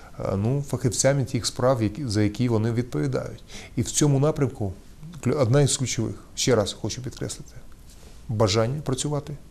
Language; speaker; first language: Ukrainian; non-native, local second language; Russian